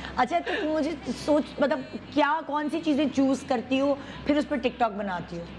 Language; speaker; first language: Urdu; native; Urdu